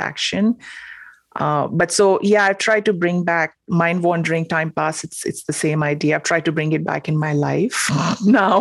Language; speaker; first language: English; non-native, local second language; Hindi